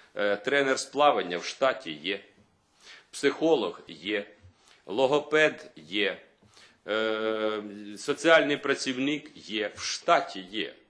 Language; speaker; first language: Ukrainian; native; Ukrainian